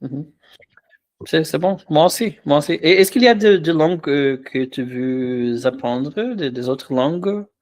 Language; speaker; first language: French; non-native, fluent; Portuguese